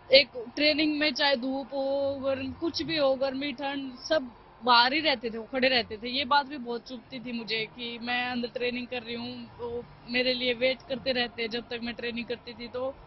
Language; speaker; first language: Hindi; native; Hindi